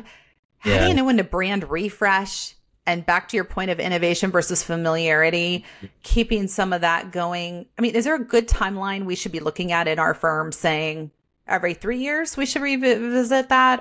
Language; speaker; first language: English; native; English